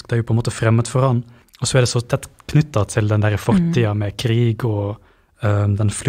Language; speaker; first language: Norwegian; native; Norwegian